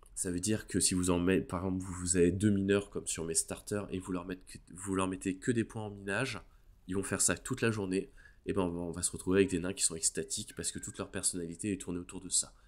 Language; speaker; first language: French; native; French